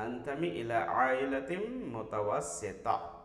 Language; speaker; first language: Arabic; non-native, fluent; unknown